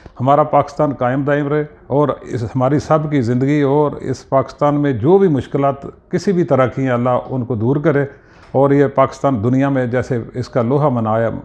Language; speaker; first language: Urdu; non-native, local second language; Punjabi